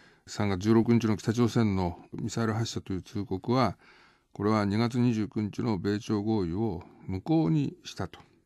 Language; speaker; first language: Japanese; native; Japanese